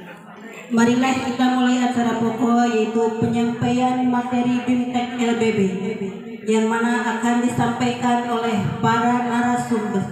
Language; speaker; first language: Indonesian; non-native, local second language; Sundanese